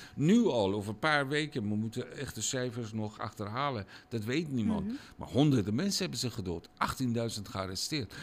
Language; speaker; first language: Dutch; non-native, fluent; Persian